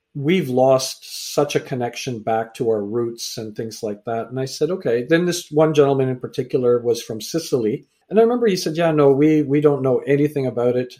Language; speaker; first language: English; native; English